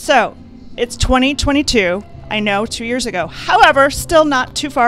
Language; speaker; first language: English; native; English